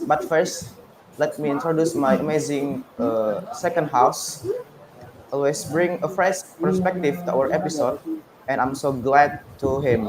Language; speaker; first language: English; non-native, learner; Indonesian